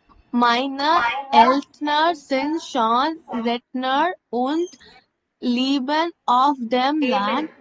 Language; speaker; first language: German; non-native, learner; Tamil